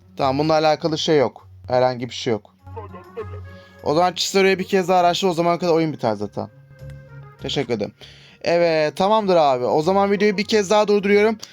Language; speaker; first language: Turkish; native; Turkish